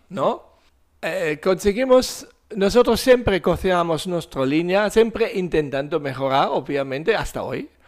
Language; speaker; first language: Spanish; non-native, fluent; German